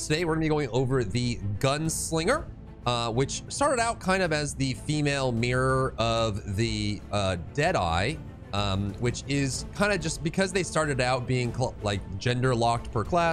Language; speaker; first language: English; native; English